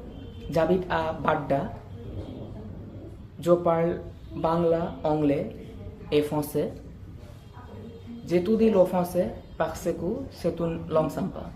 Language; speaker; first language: French; non-native, learner; Bangla